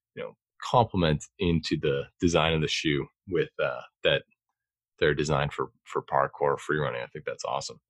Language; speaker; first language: English; native; English